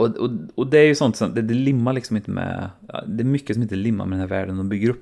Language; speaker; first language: Swedish; native; Swedish